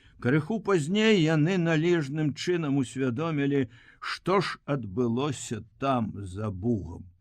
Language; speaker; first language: Belarusian; native; Belarusian